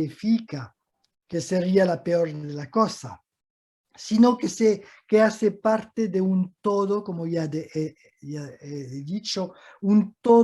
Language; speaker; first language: Spanish; non-native, fluent; French